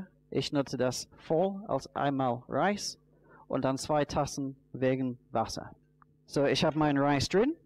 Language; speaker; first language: German; non-native, fluent; English